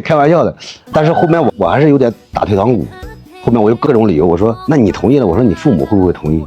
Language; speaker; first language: Chinese; native; Chinese